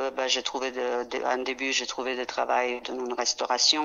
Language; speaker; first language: French; non-native, fluent; Serbian